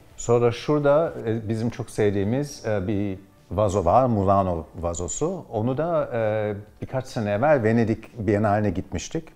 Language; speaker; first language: Turkish; early bilingual, heritage; Turkish